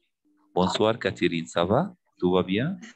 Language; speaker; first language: French; non-native, fluent; Arabic